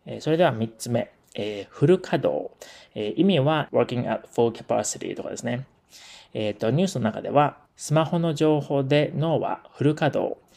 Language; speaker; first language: Japanese; native; Japanese